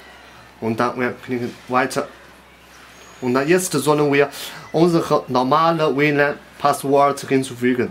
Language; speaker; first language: German; non-native, learner; Chinese